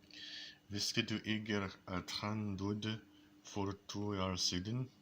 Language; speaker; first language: Danish; non-native, learner; English